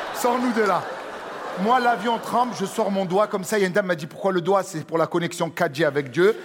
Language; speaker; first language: French; native; French